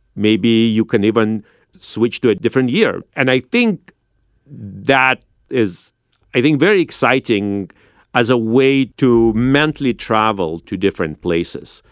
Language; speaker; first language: English; non-native, fluent; Russian